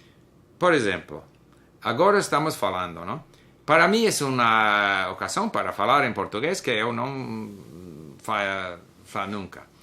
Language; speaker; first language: Portuguese; non-native, learner; English